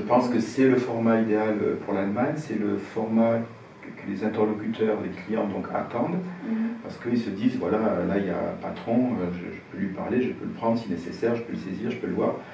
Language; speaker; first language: French; native; French